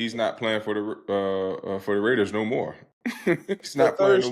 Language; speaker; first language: English; native; English